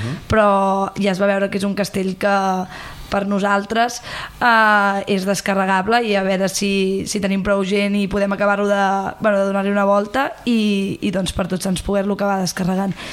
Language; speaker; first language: Catalan; native; Catalan